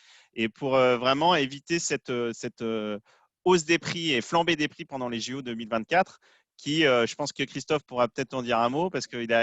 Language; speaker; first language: French; native; French